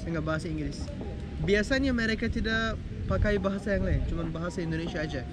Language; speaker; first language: Indonesian; non-native, learner; Turkish